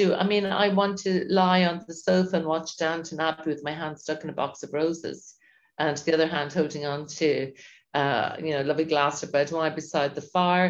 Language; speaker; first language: English; native; English